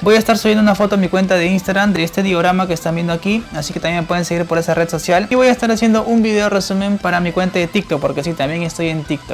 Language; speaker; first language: Spanish; native; Spanish